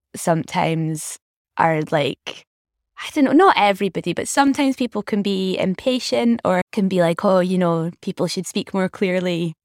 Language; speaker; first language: English; native; English